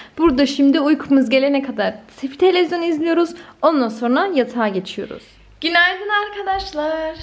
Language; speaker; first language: Turkish; early bilingual, heritage; Turkish